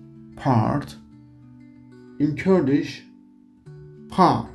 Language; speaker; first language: English; non-native, learner; Kurdish